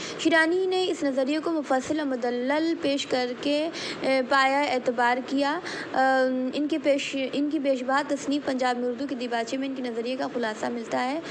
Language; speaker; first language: Urdu; native; Urdu